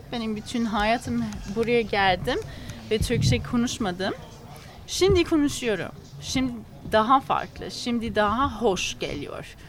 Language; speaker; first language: Turkish; non-native, learner; English